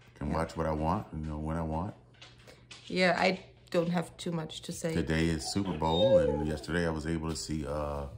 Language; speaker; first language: English; non-native, fluent; German